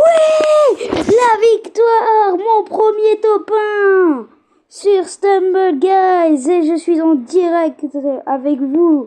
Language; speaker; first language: French; native; French